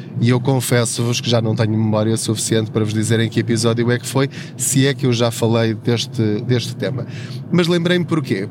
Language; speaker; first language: Portuguese; native; Portuguese